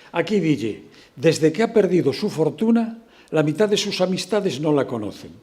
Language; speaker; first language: Spanish; non-native, local second language; Galician